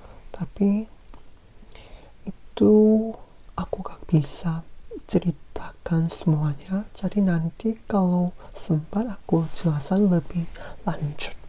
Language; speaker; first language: Indonesian; non-native, fluent; Korean